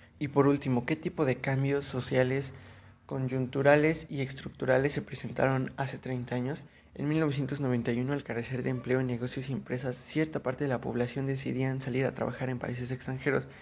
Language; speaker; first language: Spanish; native; Spanish